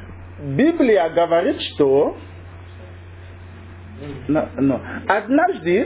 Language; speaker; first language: Russian; non-native, learner; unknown